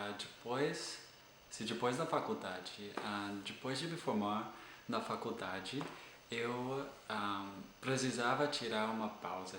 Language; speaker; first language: Portuguese; non-native, fluent; English